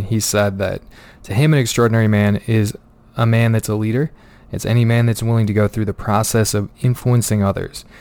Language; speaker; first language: English; native; English